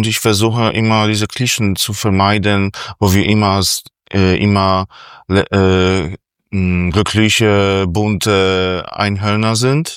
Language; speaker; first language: German; non-native, fluent; Polish